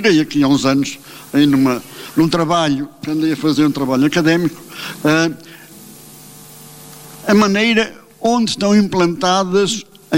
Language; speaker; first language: Portuguese; native; Portuguese